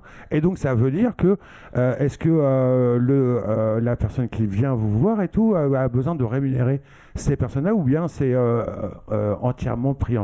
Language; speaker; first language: French; native; French